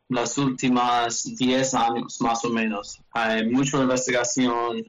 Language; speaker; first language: Spanish; non-native, learner; English